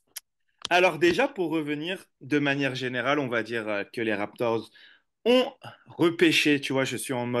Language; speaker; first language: French; native; French